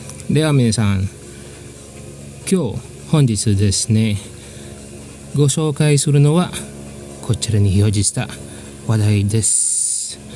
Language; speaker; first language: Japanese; non-native, fluent; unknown